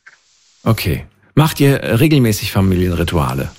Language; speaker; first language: German; native; German